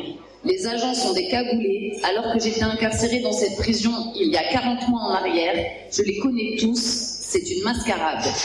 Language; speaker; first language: French; native; French